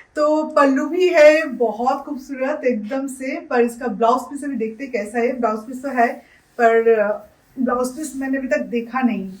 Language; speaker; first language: Hindi; non-native, local second language; Bangla